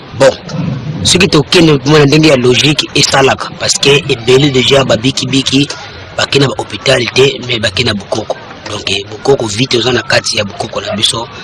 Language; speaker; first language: Lingala; non-native, local second language; Kongo